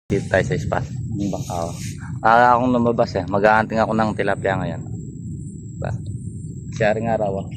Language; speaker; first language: Filipino; non-native, local second language; Pampanga